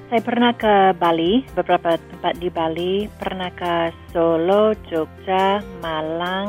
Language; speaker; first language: Indonesian; non-native, fluent; English